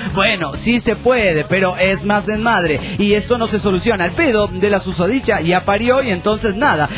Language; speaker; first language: Spanish; native; Spanish